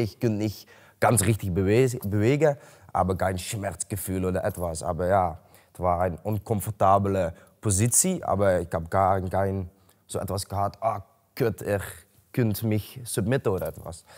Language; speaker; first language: German; non-native, learner; Dutch